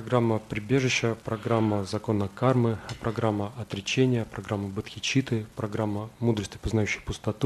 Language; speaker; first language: Russian; native; Russian